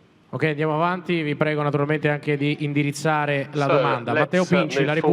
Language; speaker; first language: Italian; native; Italian